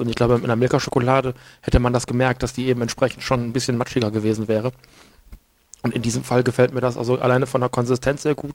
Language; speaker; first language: German; native; German